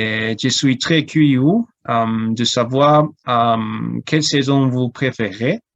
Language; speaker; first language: French; non-native, learner; Cantonese